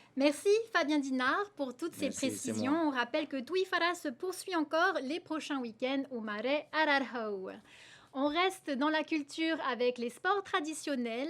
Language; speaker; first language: French; native; French